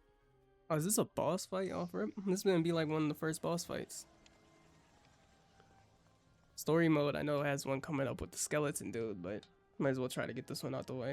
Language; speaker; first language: English; native; English